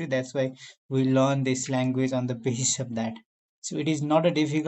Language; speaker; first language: English; non-native, learner; Nepali